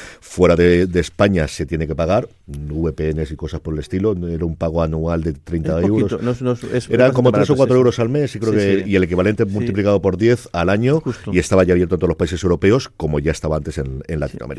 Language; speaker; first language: Spanish; native; Spanish